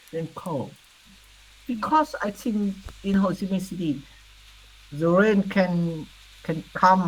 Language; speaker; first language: English; non-native, learner; Vietnamese